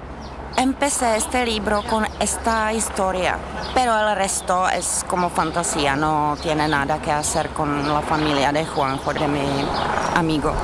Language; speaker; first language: Spanish; non-native, learner; Czech